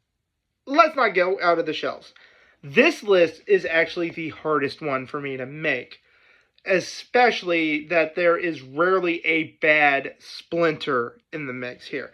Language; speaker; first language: English; native; English